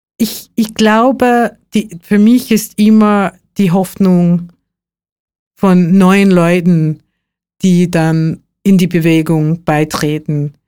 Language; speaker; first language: German; non-native, fluent; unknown